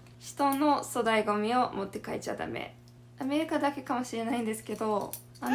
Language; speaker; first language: Japanese; non-native, fluent; English